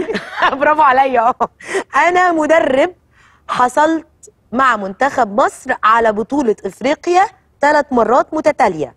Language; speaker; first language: Arabic; native; Arabic